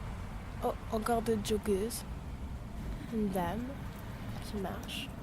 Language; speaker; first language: French; native; French